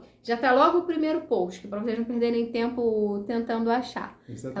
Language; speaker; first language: Portuguese; native; Portuguese